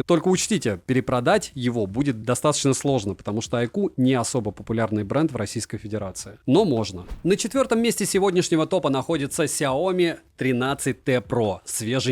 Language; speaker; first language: Russian; native; Russian